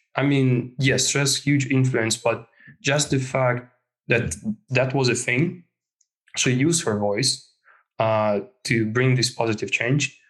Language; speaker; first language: English; non-native, fluent; Russian